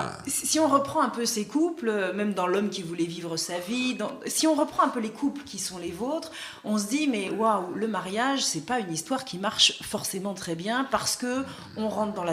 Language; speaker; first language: French; native; French